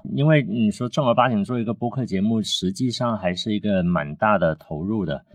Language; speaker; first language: Chinese; non-native, local second language; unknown